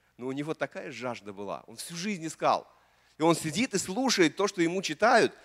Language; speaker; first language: Russian; native; Russian